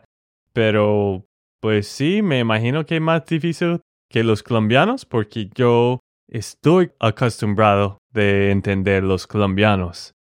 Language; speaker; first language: Spanish; non-native, fluent; English